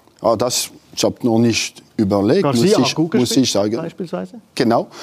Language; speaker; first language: German; non-native, local second language; French